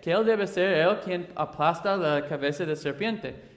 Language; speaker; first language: Spanish; non-native, fluent; English